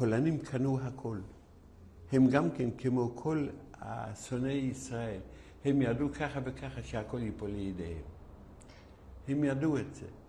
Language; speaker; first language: Hebrew; non-native, fluent; Yiddish